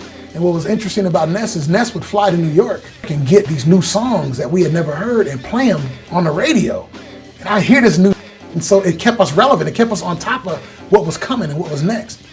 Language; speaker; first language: English; native; English